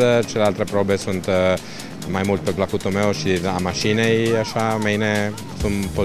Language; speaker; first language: Romanian; non-native, fluent; Italian